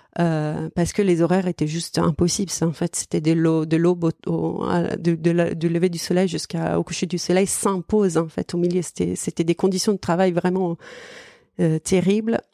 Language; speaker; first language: French; non-native, fluent; Italian